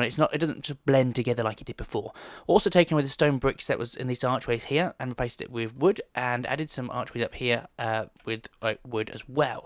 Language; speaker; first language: English; native; English